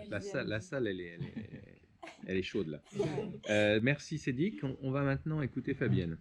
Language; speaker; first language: French; native; French